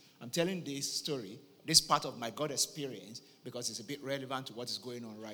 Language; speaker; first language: English; non-native, local second language; Yoruba